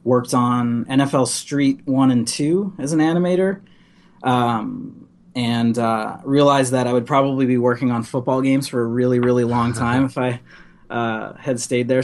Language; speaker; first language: English; native; English